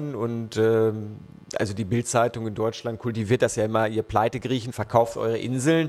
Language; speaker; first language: German; native; German